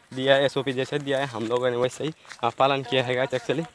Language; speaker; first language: Hindi; non-native, local second language; Nepali